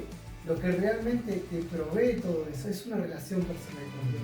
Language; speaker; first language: Spanish; native; Spanish